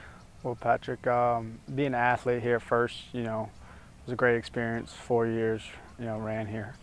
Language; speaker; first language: English; native; English